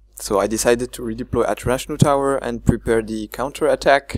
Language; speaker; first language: English; non-native, fluent; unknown